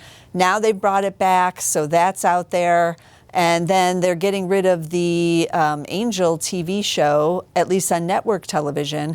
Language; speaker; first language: English; native; English